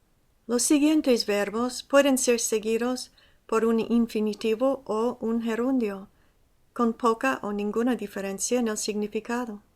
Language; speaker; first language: Spanish; non-native, fluent; English